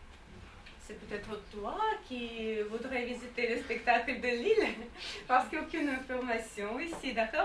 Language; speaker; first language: French; non-native, fluent; Russian